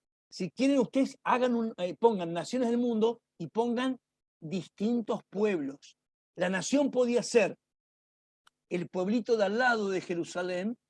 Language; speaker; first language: Spanish; native; Spanish